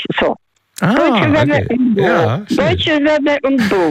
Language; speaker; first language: German; early bilingual, heritage; Russian